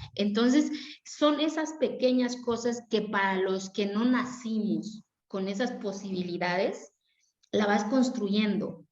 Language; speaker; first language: Spanish; non-native, local second language; Zapotec